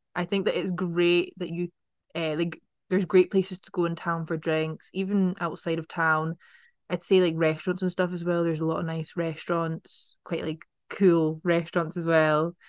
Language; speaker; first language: English; native; English